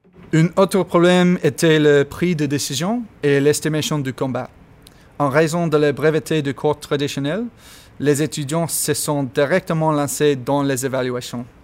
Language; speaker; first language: French; non-native, learner; English